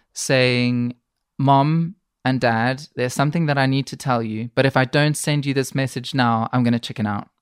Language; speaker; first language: English; native; English